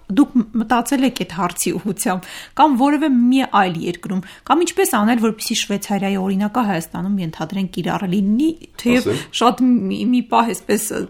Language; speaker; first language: Armenian; native; Armenian